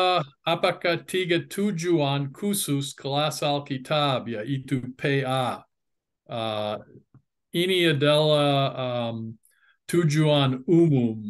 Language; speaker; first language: Indonesian; non-native, fluent; English